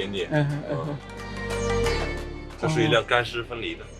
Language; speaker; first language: Chinese; native; Chinese